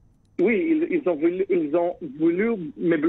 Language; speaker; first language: French; non-native, fluent; Hebrew